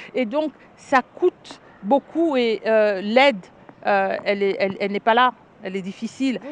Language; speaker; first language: French; non-native, local second language; Lingala